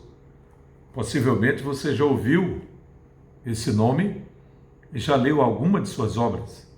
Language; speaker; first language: Portuguese; native; Portuguese